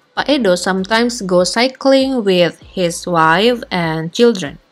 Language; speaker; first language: English; non-native, fluent; Indonesian